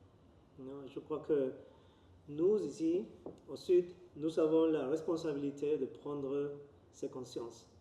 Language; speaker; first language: French; non-native, learner; Spanish